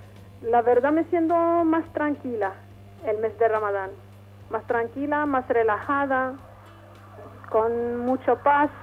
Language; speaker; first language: Spanish; non-native, fluent; Arabic